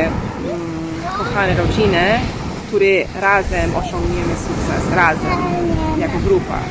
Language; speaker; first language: Polish; non-native, learner; English